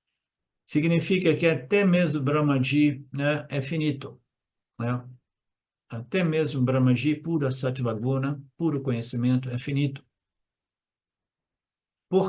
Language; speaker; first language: Portuguese; native; Portuguese